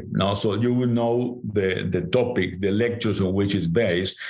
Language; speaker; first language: English; non-native, fluent; Spanish